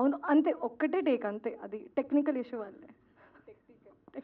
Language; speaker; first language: Telugu; non-native, fluent; Hindi